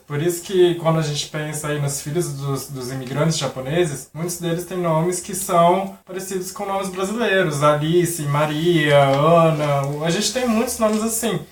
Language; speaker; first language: Portuguese; native; Portuguese